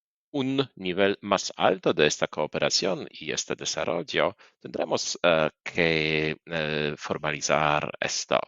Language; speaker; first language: Spanish; non-native, fluent; Polish